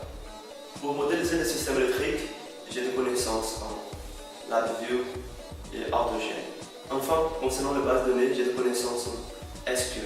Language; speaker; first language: French; non-native, fluent; Portuguese